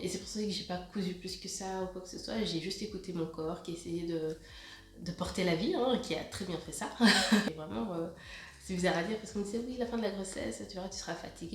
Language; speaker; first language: French; native; French